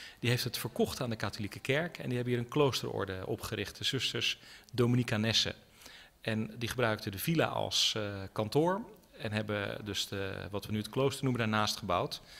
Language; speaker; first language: Dutch; native; Dutch